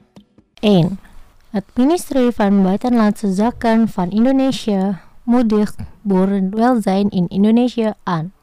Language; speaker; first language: Dutch; non-native, fluent; Indonesian